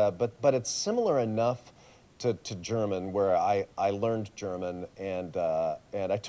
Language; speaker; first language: English; early bilingual, other home language; Swiss German